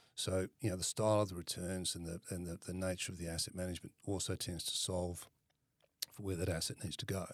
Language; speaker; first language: English; native; English